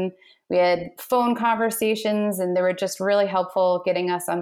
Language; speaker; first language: English; native; English